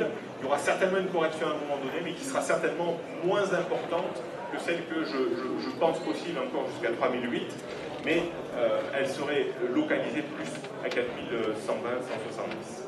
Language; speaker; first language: French; native; French